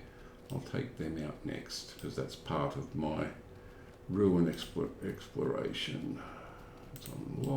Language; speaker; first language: English; native; English